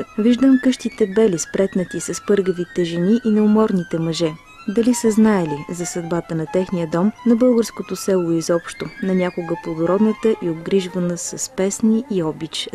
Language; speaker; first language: Bulgarian; native; Bulgarian